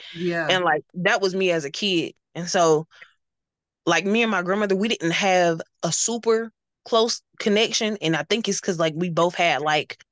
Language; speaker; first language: English; native; English